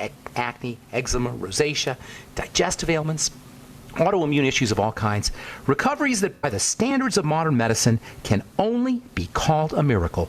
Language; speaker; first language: English; native; English